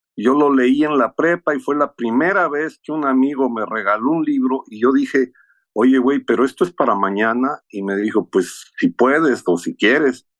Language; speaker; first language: Spanish; early bilingual, heritage; Spanish